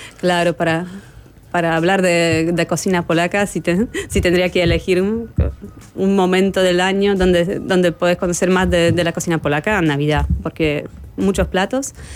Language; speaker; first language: Spanish; non-native, fluent; Polish